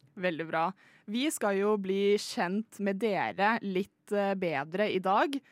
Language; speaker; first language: Norwegian; native; Norwegian